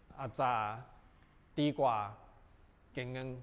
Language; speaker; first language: Thai; non-native, learner; Chinese